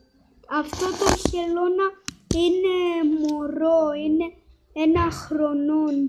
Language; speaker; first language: Greek; early bilingual, heritage; Greek